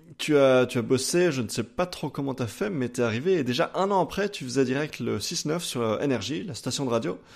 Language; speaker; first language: French; native; French